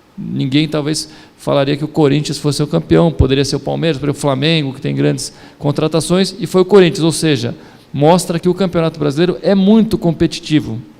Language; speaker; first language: Portuguese; native; Portuguese